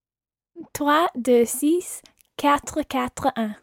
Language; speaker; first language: French; non-native, learner; English